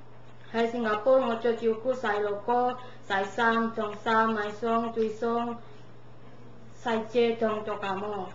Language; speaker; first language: Cantonese; non-native, learner; Indonesian